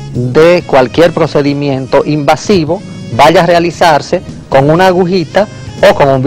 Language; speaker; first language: Spanish; native; Spanish